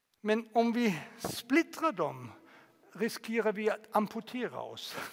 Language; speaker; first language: Swedish; non-native, fluent; German